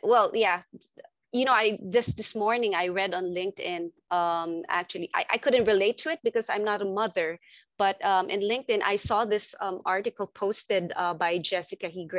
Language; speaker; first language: English; non-native, local second language; Filipino